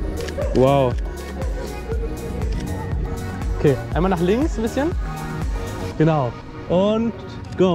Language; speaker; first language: German; native; German